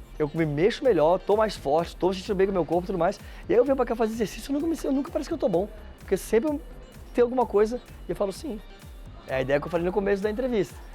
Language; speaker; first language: Portuguese; native; Portuguese